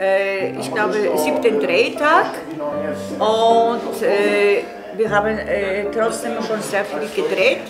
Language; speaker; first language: German; non-native, fluent; Polish